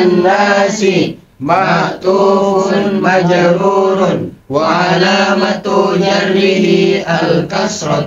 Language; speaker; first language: Arabic; non-native, learner; Indonesian